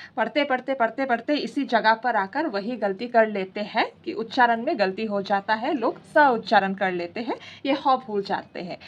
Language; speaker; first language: Hindi; non-native, local second language; Assamese